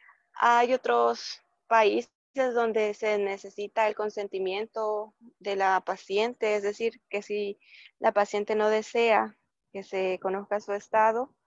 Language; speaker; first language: Spanish; native; Spanish